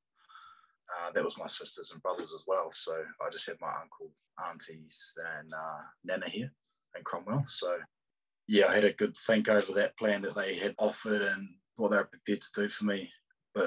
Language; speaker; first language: English; native; English